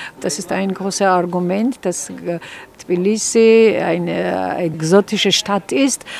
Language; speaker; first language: German; non-native, fluent; Georgian